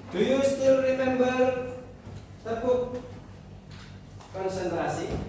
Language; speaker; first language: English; non-native, learner; Indonesian